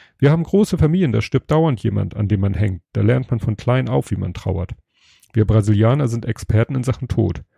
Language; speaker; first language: German; native; German